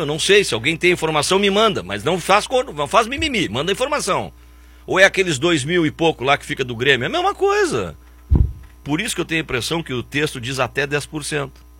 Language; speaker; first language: Portuguese; native; Portuguese